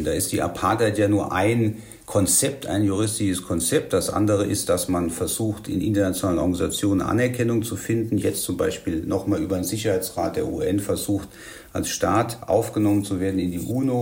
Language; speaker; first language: German; native; German